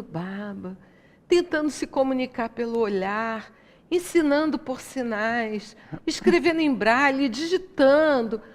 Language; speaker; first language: Portuguese; native; Portuguese